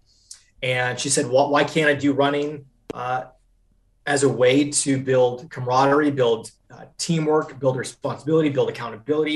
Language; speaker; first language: English; native; English